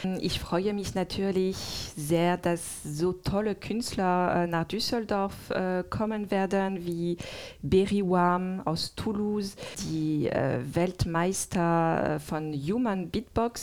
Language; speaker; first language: German; non-native, fluent; French